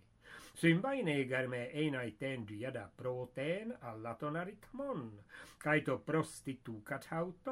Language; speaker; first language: Greek; non-native, fluent; English